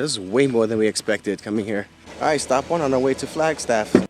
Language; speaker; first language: English; native; English